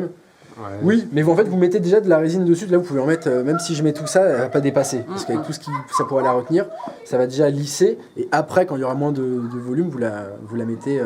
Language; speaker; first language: French; native; French